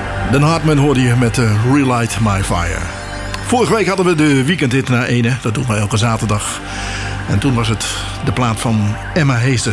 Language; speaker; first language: Dutch; native; Dutch